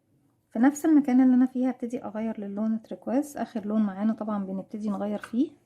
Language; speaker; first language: Arabic; native; Arabic